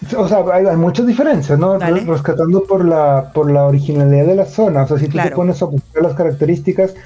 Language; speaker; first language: Spanish; native; Spanish